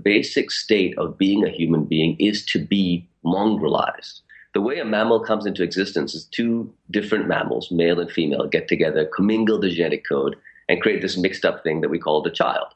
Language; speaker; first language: English; early bilingual, other home language; Urdu